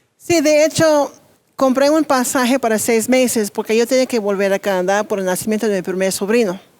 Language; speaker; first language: Spanish; non-native, fluent; English